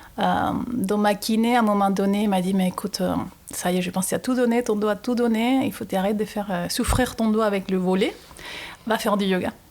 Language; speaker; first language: French; non-native, fluent; Spanish